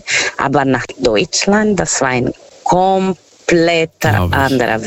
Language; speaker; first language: German; non-native, learner; Portuguese